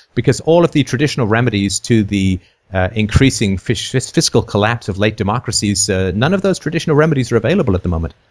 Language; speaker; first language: English; native; English